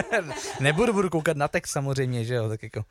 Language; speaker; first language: Czech; native; Czech